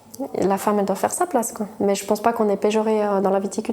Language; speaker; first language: French; native; French